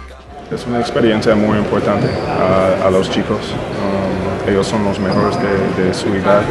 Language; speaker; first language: Spanish; non-native, fluent; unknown